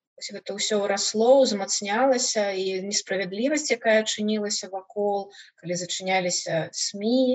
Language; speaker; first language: Belarusian; non-native, local second language; Russian